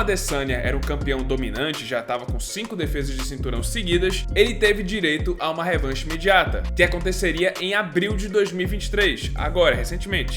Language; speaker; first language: Portuguese; native; Portuguese